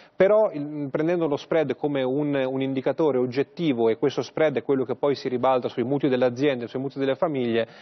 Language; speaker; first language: Italian; native; Italian